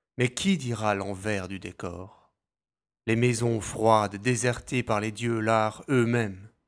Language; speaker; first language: French; native; French